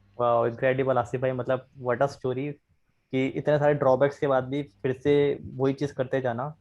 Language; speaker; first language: Hindi; native; Hindi